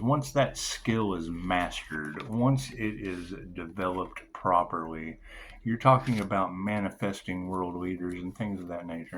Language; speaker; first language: English; native; English